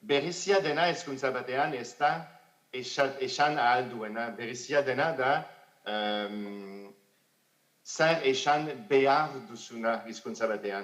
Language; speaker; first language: Basque; non-native, fluent; French